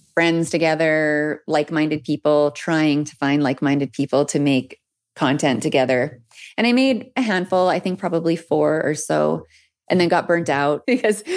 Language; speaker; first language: English; native; English